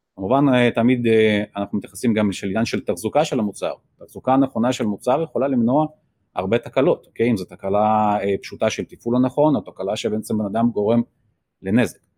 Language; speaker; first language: Hebrew; early bilingual, other home language; Russian